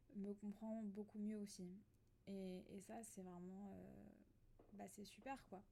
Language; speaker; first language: French; native; French